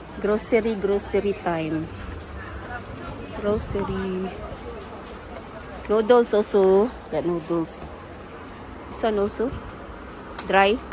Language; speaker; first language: English; non-native, learner; Filipino